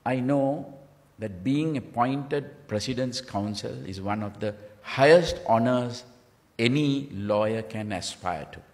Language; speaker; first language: English; non-native, local second language; Sinhala